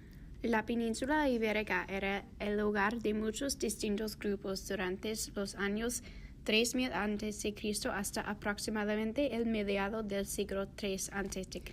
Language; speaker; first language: Spanish; non-native, fluent; English